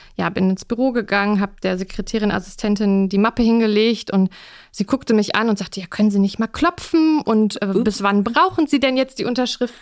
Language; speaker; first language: German; native; German